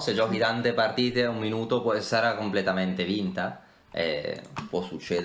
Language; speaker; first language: Italian; native; Italian